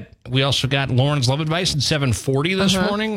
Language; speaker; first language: English; native; English